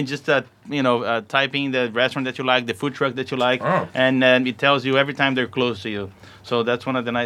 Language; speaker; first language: English; non-native, fluent; Portuguese